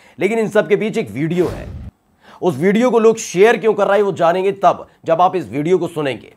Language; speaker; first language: Hindi; native; Hindi